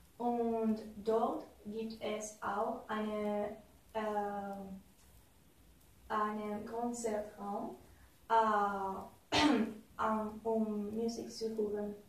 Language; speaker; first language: German; non-native, learner; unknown